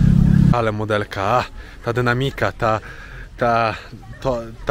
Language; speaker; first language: Polish; native; Polish